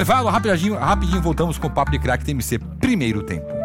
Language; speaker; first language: Portuguese; native; Portuguese